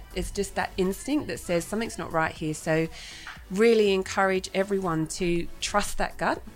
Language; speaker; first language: English; native; English